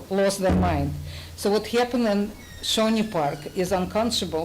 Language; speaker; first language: English; non-native, fluent; Russian